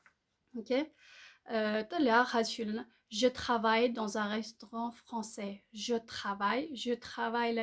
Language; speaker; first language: French; non-native, learner; Tibetan